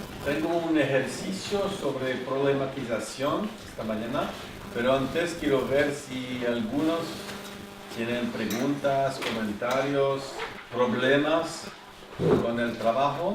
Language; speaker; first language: Spanish; non-native, fluent; French